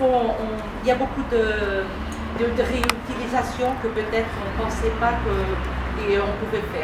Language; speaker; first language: French; non-native, learner; Spanish